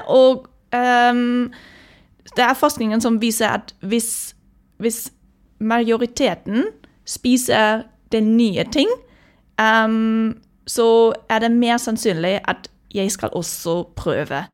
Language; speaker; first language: Norwegian; non-native, fluent; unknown